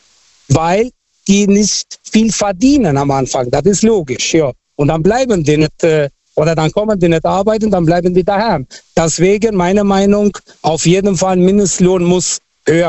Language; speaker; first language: German; non-native, fluent; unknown